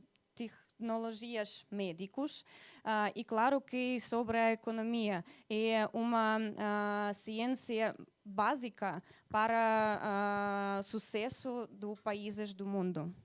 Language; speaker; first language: Portuguese; non-native, fluent; Russian